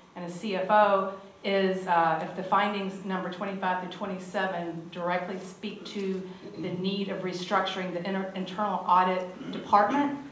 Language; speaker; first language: English; native; English